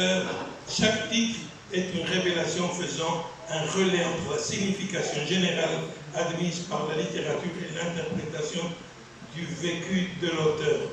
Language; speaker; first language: French; non-native, local second language; Arabic